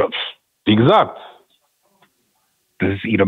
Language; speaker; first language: German; native; German